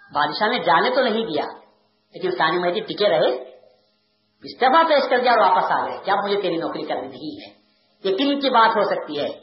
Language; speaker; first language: Urdu; native; Urdu